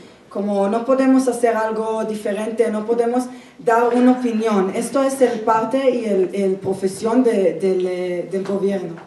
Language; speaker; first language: Spanish; non-native, fluent; Hebrew